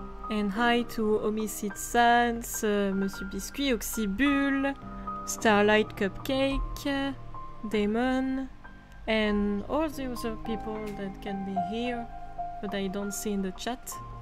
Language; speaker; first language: English; non-native, fluent; French